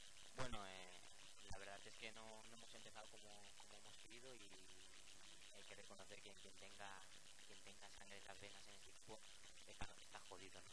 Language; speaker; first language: Spanish; native; Spanish